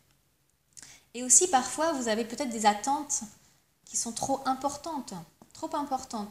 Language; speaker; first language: French; native; French